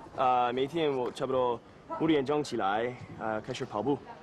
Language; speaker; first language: Chinese; non-native, learner; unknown